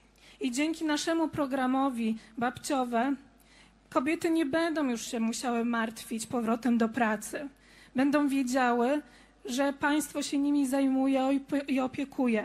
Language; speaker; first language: Polish; native; Polish